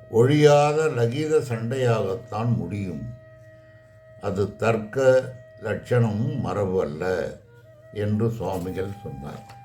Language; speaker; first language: Tamil; native; Tamil